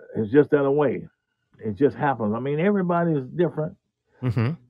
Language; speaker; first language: English; native; English